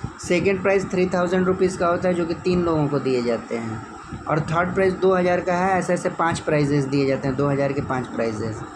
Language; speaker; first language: Hindi; native; Hindi